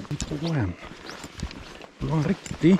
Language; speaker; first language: Swedish; native; Swedish